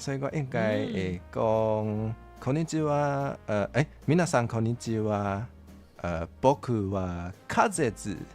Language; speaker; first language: Japanese; non-native, learner; Min Nan Chinese